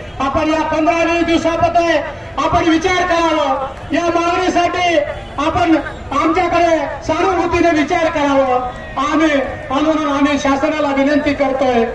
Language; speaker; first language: Marathi; non-native, local second language; Lambadi